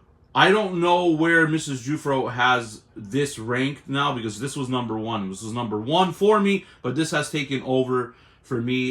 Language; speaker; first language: English; native; English